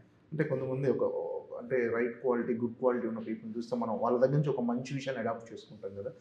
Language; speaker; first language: Telugu; native; Telugu